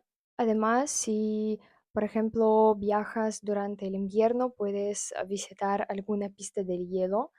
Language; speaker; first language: Spanish; non-native, fluent; Russian